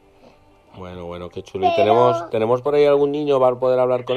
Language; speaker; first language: Spanish; native; Spanish